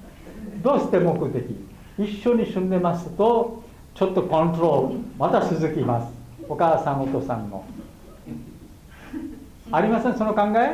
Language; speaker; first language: Japanese; non-native, learner; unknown